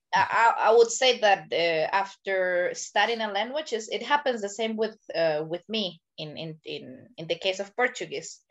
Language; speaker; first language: English; non-native, fluent; Spanish